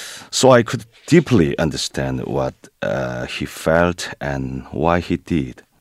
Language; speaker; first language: English; non-native, fluent; Korean